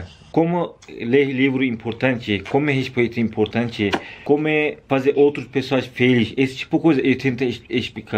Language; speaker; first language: Portuguese; non-native, learner; Turkish